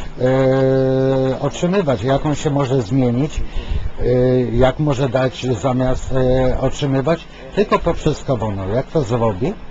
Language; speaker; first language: Polish; non-native, fluent; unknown